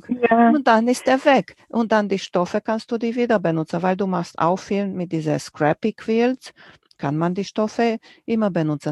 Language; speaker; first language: German; non-native, fluent; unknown